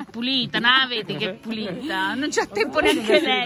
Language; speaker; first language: Italian; native; Italian